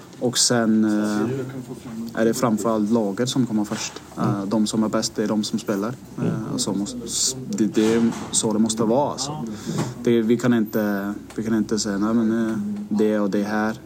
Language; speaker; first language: Swedish; non-native, fluent; Danish